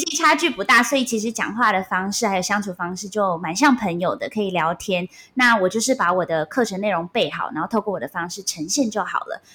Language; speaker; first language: Chinese; non-native, local second language; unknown